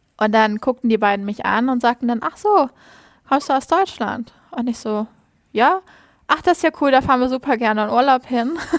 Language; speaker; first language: German; native; German